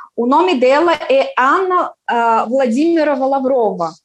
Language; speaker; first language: Portuguese; non-native, fluent; Russian